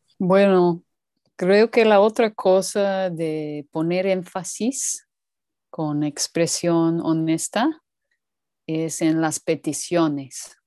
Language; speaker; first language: Spanish; non-native, learner; English